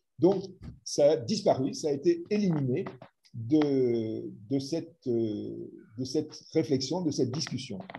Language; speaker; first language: French; native; French